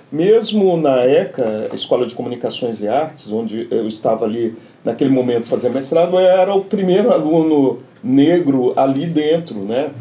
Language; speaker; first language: Portuguese; native; Portuguese